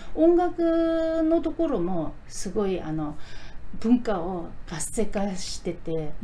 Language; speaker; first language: Japanese; non-native, fluent; Korean